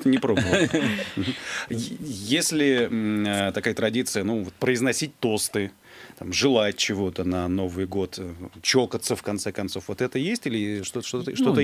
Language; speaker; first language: Russian; native; Russian